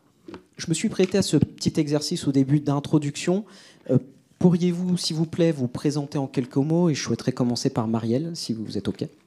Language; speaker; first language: French; native; French